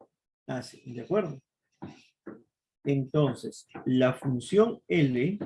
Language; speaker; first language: Spanish; native; Spanish